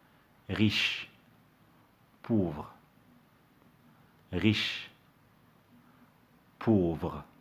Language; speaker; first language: French; non-native, fluent; Arabic